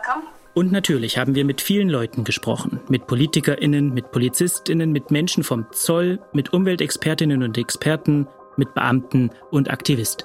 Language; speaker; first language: German; native; German